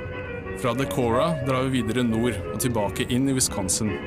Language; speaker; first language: Norwegian; native; Norwegian